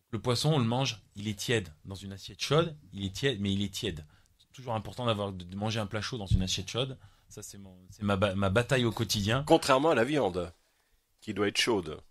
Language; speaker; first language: French; native; French